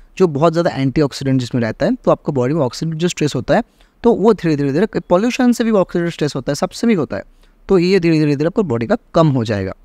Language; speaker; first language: Hindi; native; Hindi